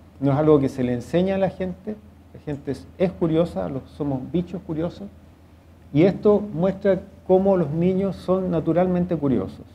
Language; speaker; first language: Spanish; native; Spanish